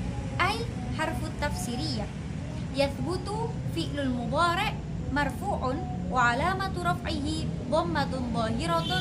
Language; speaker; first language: Arabic; non-native, learner; Indonesian